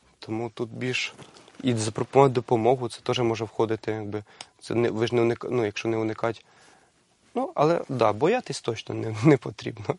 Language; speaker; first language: Ukrainian; native; Ukrainian